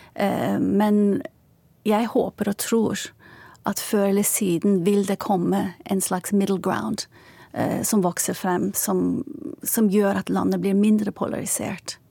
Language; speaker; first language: Norwegian; non-native, fluent; Turkish